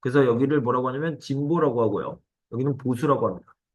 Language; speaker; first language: Korean; native; Korean